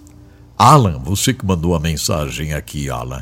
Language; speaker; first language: Portuguese; native; Portuguese